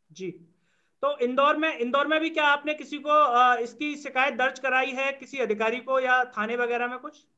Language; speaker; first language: Hindi; native; Hindi